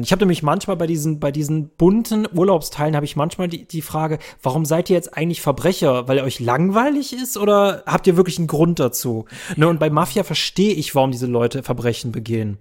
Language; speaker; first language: German; native; German